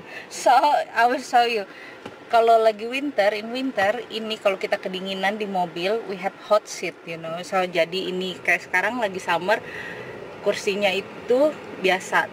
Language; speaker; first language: Indonesian; early bilingual, heritage; Indonesian